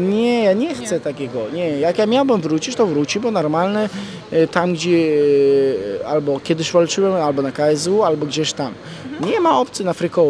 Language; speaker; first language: Polish; non-native, fluent; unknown